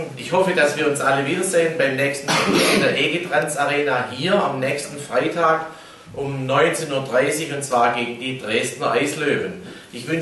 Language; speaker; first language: German; native; German